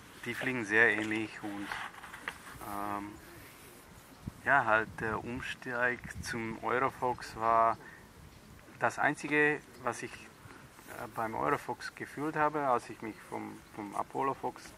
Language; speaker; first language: German; non-native, fluent; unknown